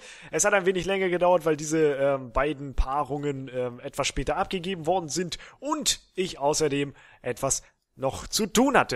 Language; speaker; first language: German; native; German